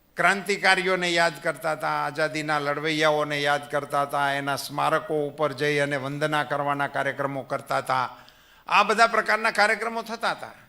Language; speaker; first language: Gujarati; native; Gujarati